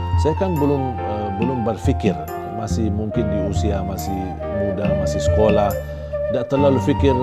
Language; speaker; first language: Indonesian; non-native, fluent; Arabic